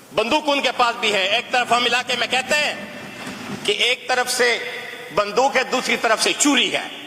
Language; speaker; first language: Urdu; non-native, local second language; Pashto